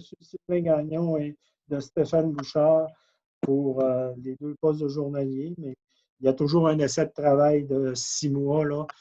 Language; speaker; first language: French; native; French